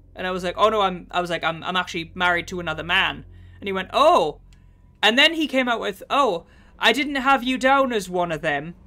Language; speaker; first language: English; native; English